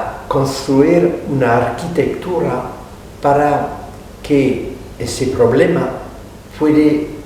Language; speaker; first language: Spanish; non-native, fluent; French